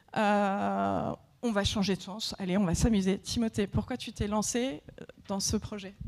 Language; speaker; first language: French; native; French